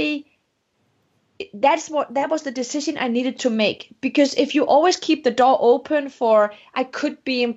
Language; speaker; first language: English; non-native, fluent; Danish